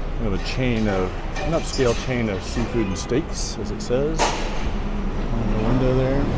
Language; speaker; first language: English; native; English